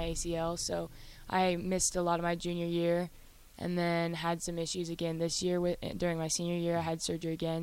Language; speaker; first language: English; native; English